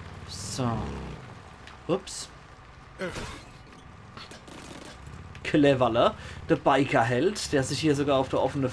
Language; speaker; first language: German; native; German